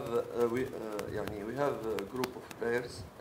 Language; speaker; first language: English; non-native, learner; French